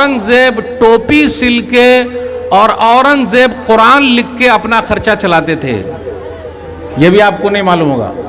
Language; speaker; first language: Hindi; native; Hindi